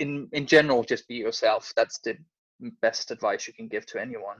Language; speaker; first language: English; non-native, fluent; Danish